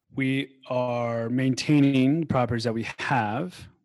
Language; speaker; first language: English; native; English